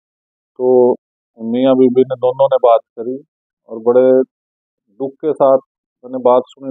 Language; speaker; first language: Hindi; native; Hindi